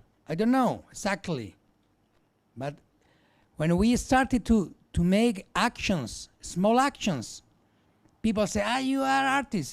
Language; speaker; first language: English; non-native, learner; Spanish